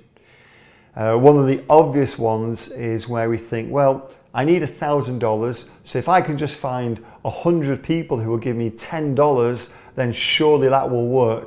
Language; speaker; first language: English; native; English